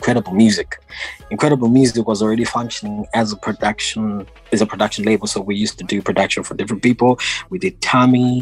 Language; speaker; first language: English; non-native, local second language; Shona